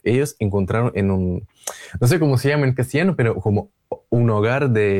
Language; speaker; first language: Spanish; non-native, fluent; Russian